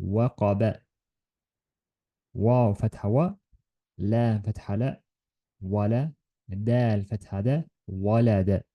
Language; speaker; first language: Arabic; non-native, learner; Estonian